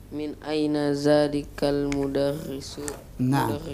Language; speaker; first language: Arabic; non-native, learner; Indonesian